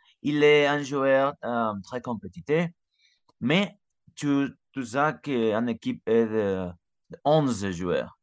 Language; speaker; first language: French; non-native, learner; Spanish